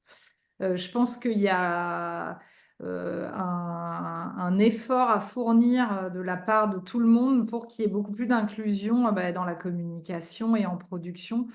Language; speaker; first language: French; native; French